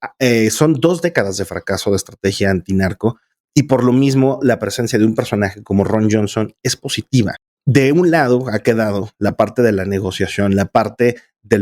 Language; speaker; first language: Spanish; native; Spanish